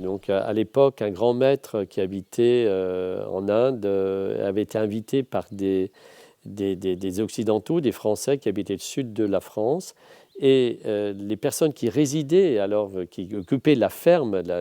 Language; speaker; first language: French; native; French